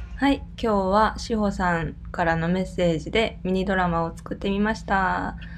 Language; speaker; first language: Japanese; non-native, fluent; Korean